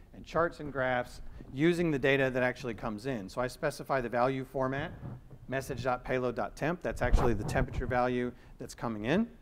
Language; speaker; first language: English; native; English